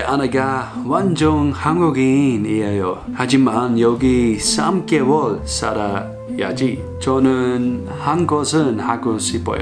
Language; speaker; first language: Korean; non-native, learner; Dutch